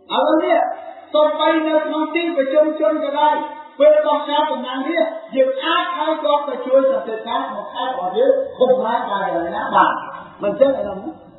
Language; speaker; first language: Khmer; native; Khmer